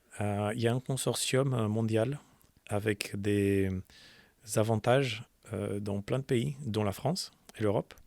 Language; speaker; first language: French; native; French